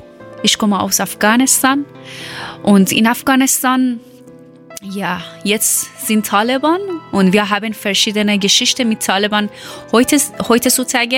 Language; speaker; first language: German; non-native, learner; Persian